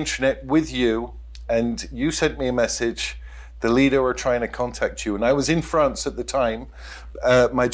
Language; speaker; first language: English; native; English